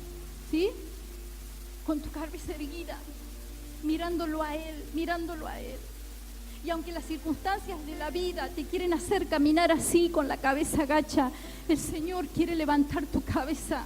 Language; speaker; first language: Spanish; native; Spanish